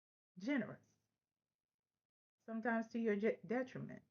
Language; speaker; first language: English; native; English